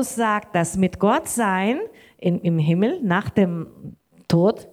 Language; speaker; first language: German; non-native, learner; Portuguese